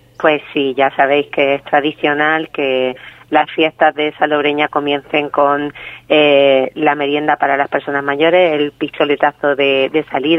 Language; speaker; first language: Spanish; native; Spanish